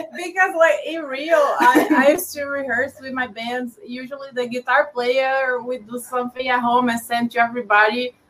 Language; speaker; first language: English; non-native, fluent; Portuguese